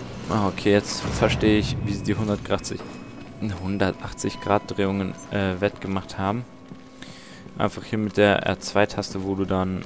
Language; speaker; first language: German; native; German